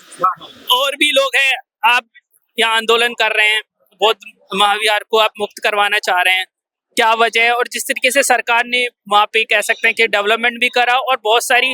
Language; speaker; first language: Hindi; native; Hindi